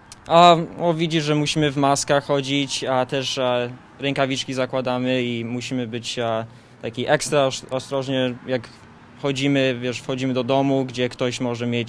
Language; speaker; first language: Polish; early bilingual, heritage; Polish